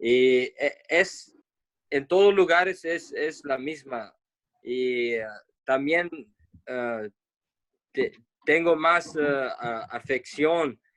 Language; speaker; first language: Spanish; non-native, learner; Kurdish